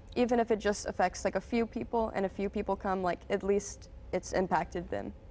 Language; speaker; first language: English; native; English